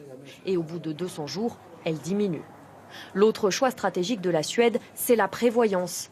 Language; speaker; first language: French; native; French